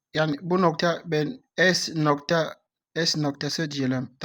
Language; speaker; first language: Turkish; non-native, learner; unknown